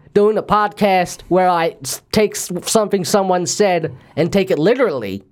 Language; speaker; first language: English; native; English